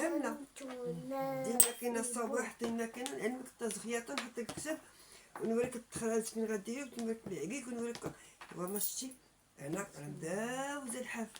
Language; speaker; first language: Arabic; native; Arabic